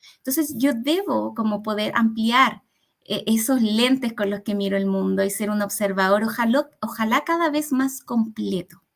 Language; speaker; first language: Spanish; early bilingual, other home language; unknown